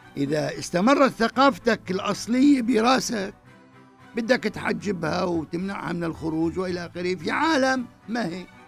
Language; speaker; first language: Arabic; native; Arabic